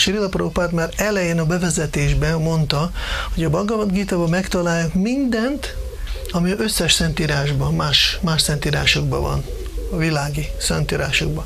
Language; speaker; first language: Hungarian; non-native, fluent; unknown